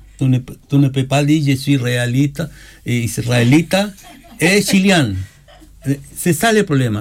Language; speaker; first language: French; non-native, learner; Spanish